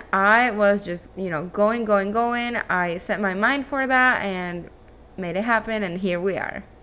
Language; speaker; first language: English; non-native, fluent; Spanish